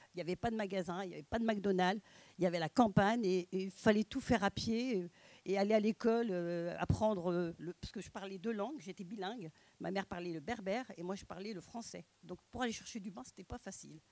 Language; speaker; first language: French; native; French